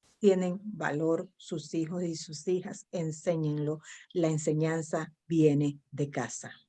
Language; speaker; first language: Spanish; non-native, local second language; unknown